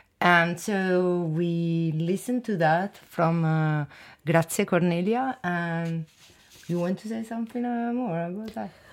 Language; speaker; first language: English; non-native, fluent; Italian